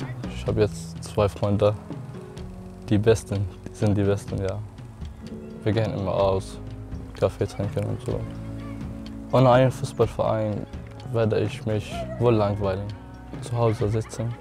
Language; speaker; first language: German; non-native, learner; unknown